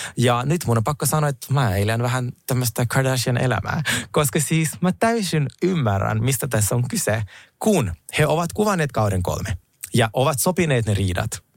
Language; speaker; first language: Finnish; non-native, fluent; Russian